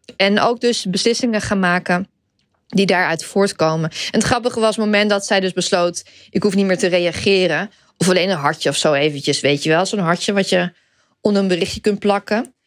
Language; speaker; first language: Dutch; native; Dutch